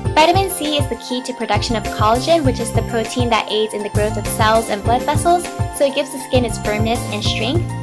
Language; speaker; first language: English; early bilingual, other home language; Japanese